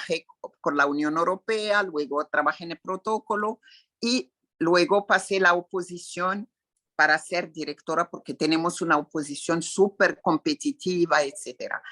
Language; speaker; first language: Spanish; non-native, fluent; Arabic